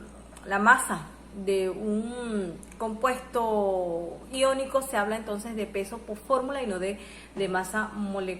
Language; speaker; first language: Spanish; native; Spanish